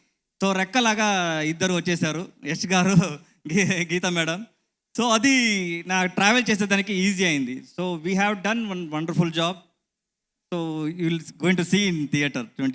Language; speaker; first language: Telugu; non-native, learner; Kannada